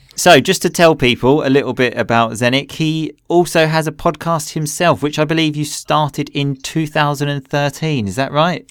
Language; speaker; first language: English; native; English